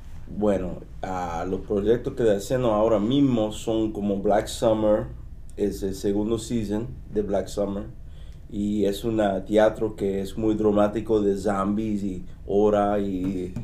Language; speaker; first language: Spanish; early bilingual, heritage; Spanish